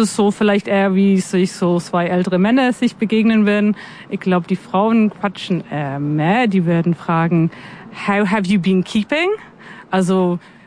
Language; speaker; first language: German; non-native, fluent; English